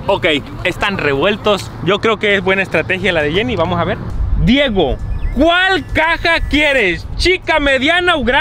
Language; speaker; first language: Spanish; native; Spanish